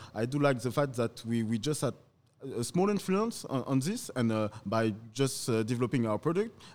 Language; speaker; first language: English; non-native, fluent; French